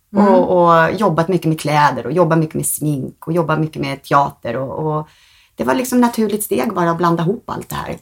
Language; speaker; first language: Swedish; early bilingual, other home language; Spanish